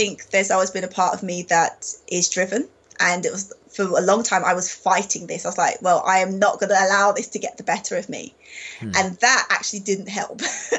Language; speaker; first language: English; native; English